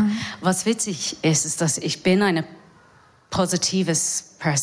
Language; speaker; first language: German; non-native, fluent; English